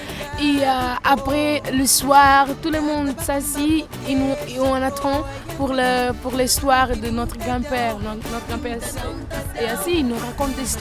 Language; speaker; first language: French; non-native, fluent; Kabuverdianu